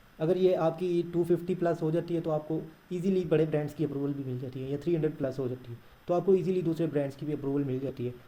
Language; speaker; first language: Urdu; non-native, local second language; Punjabi